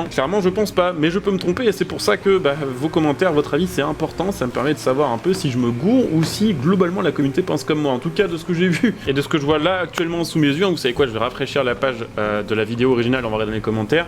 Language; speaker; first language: French; native; French